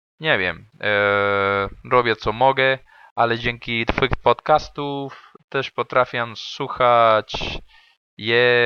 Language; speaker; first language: Polish; non-native, learner; Spanish